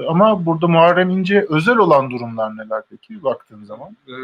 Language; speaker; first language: Turkish; native; Turkish